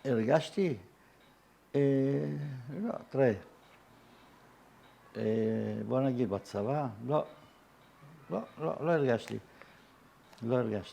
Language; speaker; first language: Hebrew; early bilingual, other home language; Arabic